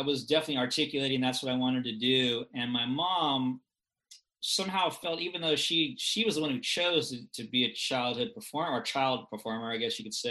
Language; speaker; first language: English; native; English